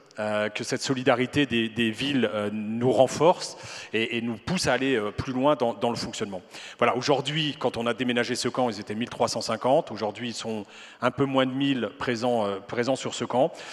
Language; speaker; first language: French; native; French